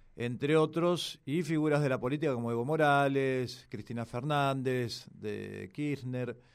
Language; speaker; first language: Spanish; native; Spanish